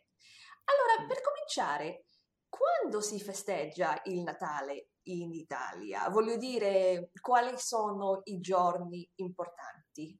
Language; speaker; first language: Italian; non-native, fluent; English